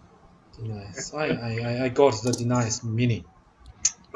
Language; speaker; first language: English; non-native, learner; Vietnamese